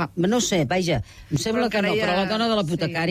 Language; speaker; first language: Catalan; native; Catalan